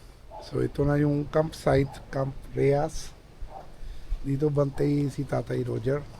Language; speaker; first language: Filipino; non-native, learner; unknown